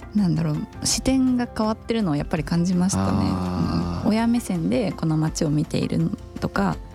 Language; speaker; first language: Japanese; native; Japanese